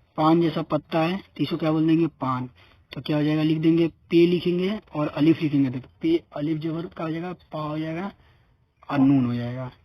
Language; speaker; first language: Hindi; native; Hindi